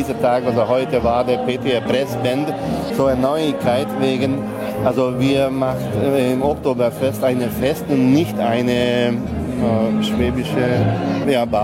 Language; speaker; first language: German; non-native, local second language; Hungarian